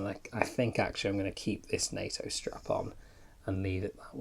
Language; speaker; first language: English; native; English